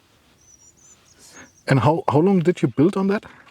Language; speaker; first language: English; non-native, fluent; German